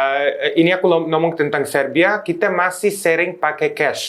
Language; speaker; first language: Indonesian; non-native, fluent; Serbian